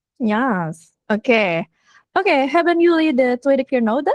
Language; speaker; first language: Dutch; non-native, fluent; Indonesian